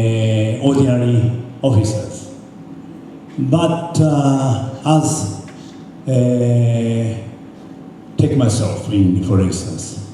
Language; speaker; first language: English; non-native, fluent; Japanese